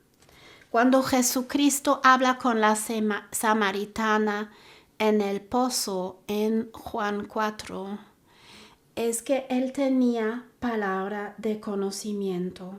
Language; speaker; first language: Spanish; non-native, fluent; German